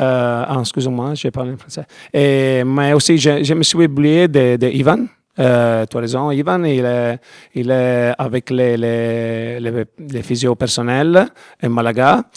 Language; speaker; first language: French; non-native, learner; Italian